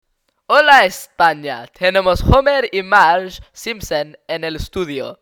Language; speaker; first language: Spanish; non-native, learner; English